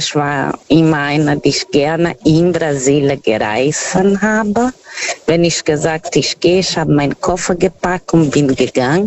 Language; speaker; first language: German; non-native, learner; Portuguese